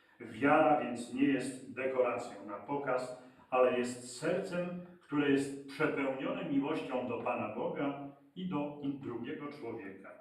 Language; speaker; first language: Polish; native; Polish